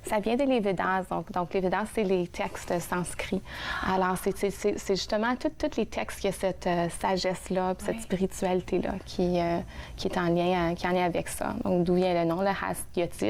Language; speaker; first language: French; native; French